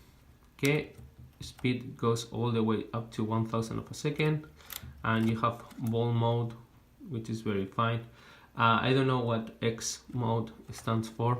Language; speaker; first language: English; non-native, fluent; Spanish